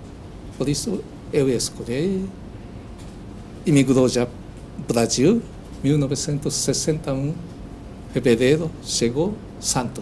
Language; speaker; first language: Portuguese; non-native, learner; Japanese